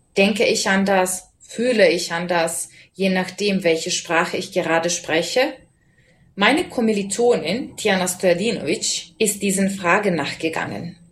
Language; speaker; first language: German; non-native, fluent; Serbian